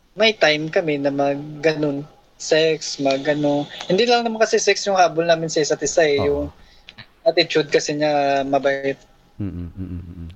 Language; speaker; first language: Filipino; native; Filipino